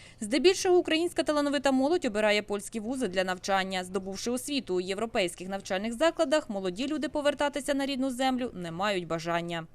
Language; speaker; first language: Ukrainian; native; Ukrainian